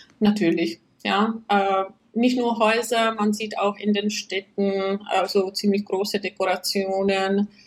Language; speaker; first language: German; non-native, fluent; Czech